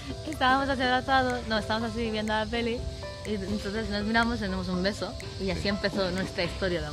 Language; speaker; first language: Spanish; native; Spanish